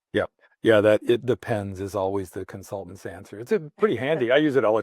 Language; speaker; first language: English; native; English